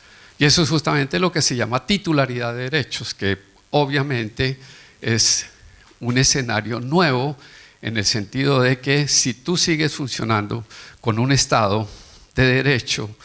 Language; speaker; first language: Spanish; native; Spanish